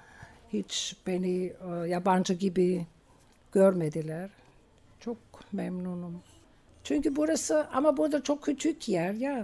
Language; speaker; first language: Turkish; non-native, fluent; German